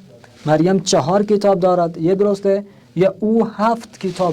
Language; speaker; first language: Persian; non-native, fluent; Urdu